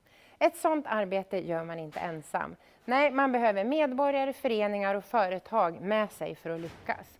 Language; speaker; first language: Swedish; native; Swedish